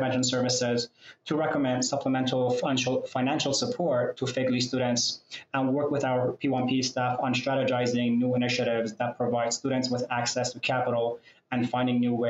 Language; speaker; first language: English; non-native, fluent; Persian